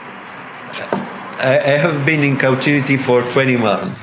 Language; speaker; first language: English; non-native, learner; Italian